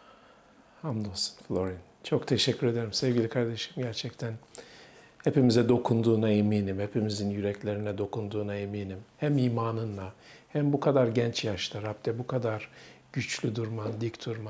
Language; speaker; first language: Turkish; native; Turkish